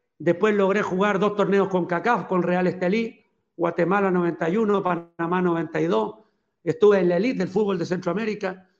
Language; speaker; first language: Spanish; native; Spanish